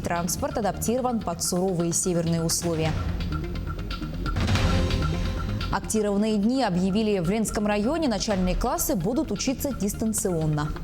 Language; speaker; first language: Russian; native; Russian